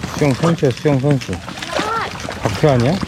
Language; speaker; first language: Korean; native; Korean